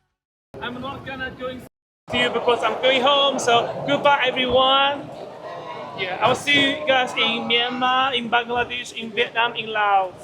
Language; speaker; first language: English; non-native, fluent; Chinese